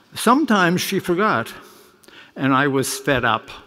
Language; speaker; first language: English; native; English